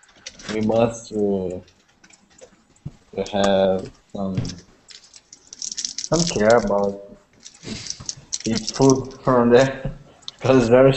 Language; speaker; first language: English; non-native, learner; Portuguese